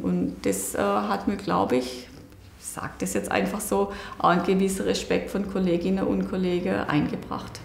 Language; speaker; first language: German; native; German